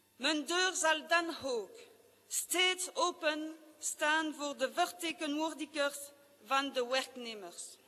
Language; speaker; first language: Dutch; non-native, local second language; French